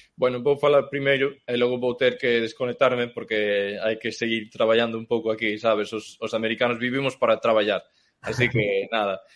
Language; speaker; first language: Galician; non-native, fluent; English